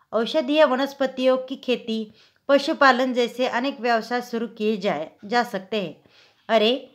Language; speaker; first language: Hindi; non-native, local second language; Marathi